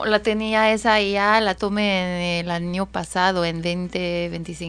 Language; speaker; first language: Spanish; non-native, fluent; English